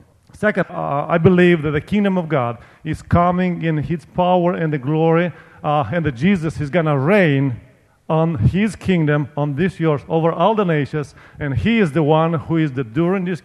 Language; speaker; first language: English; non-native, fluent; Romanian